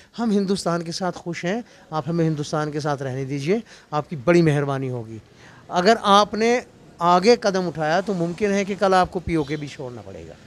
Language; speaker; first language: Urdu; non-native, local second language; Kashmiri